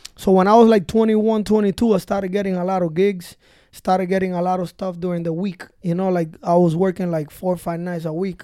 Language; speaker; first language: English; early bilingual, other home language; Spanish